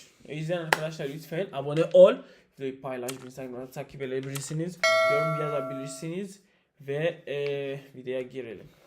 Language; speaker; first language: Turkish; non-native, learner; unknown